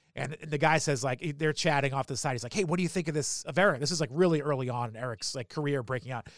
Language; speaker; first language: English; native; English